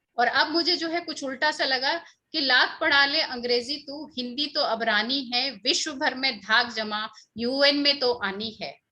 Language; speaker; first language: Hindi; native; Hindi